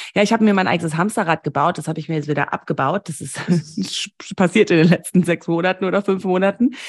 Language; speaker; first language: German; early bilingual, heritage; German